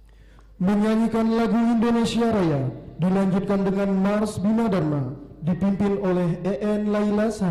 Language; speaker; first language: Indonesian; native; Indonesian